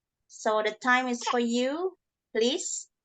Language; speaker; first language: English; non-native, learner; Indonesian